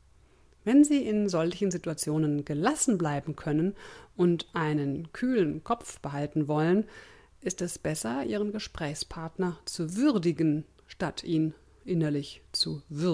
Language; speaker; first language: German; native; German